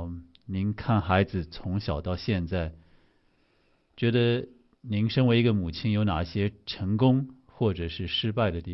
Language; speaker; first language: Chinese; native; Chinese